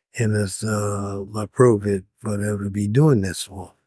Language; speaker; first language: English; native; English